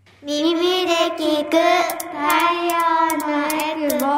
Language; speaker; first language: Japanese; native; Japanese